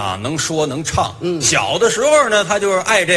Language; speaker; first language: Chinese; native; Chinese